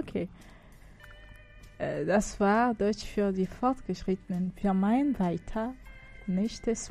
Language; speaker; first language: German; non-native, learner; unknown